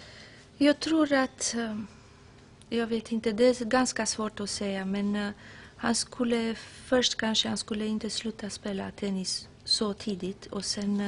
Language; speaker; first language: Swedish; non-native, fluent; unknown